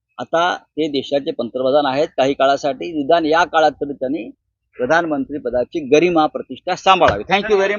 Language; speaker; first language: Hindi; non-native, local second language; Marathi